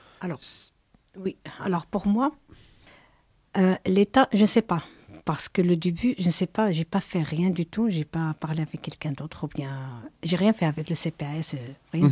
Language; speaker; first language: French; non-native, learner; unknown